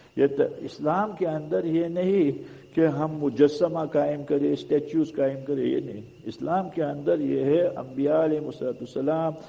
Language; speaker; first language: Urdu; non-native, local second language; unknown